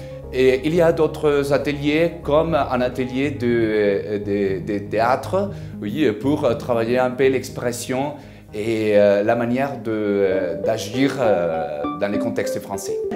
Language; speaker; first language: French; non-native, fluent; Spanish